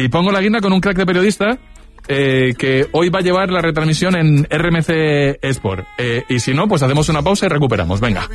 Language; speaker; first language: Spanish; native; Spanish